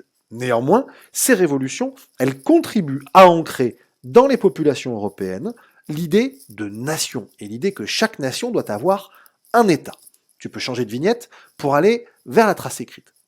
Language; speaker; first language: French; native; French